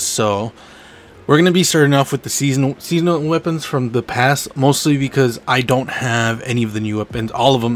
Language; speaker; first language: English; native; English